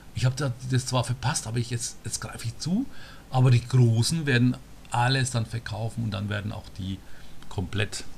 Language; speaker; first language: German; early bilingual, other home language; Turkish